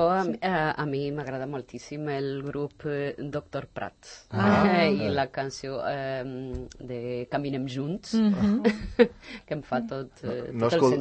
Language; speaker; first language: Catalan; non-native, fluent; Portuguese